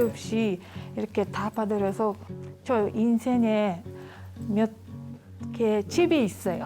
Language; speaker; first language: Korean; non-native, learner; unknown